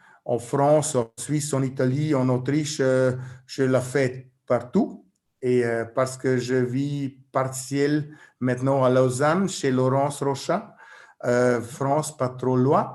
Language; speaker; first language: French; non-native, learner; German